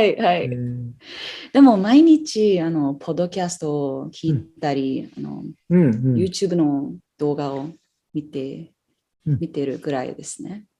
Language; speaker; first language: Japanese; non-native, fluent; English